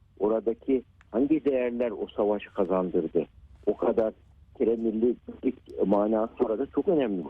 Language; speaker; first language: Turkish; native; Turkish